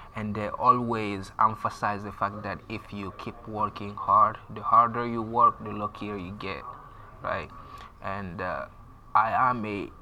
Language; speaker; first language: English; non-native, fluent; French